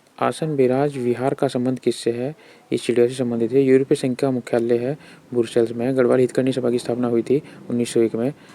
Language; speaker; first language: Hindi; native; Hindi